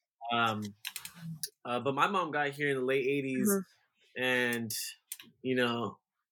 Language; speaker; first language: English; native; English